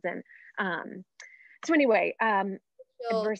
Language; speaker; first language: English; native; English